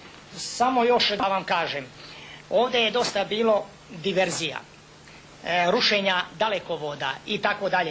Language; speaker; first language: Bosnian; native; Bosnian